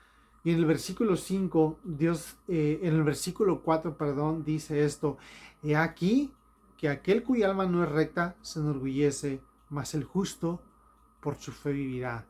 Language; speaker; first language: Spanish; native; Spanish